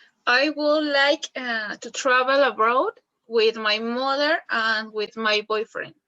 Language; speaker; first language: English; non-native, learner; Spanish